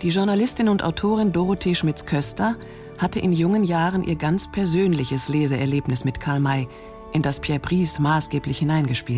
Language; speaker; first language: German; native; German